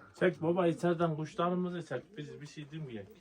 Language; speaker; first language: Turkish; native; Turkish